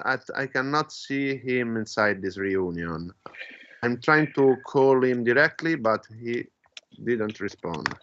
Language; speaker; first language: English; non-native, fluent; Italian